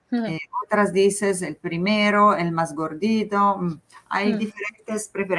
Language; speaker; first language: Spanish; non-native, fluent; Italian